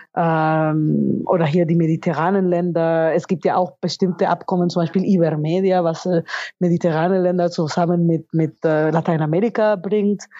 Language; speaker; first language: German; non-native, fluent; Spanish